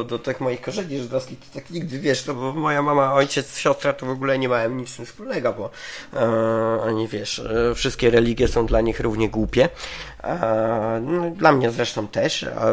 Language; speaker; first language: Polish; native; Polish